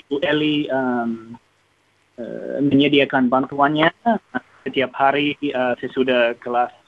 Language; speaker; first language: Indonesian; non-native, learner; English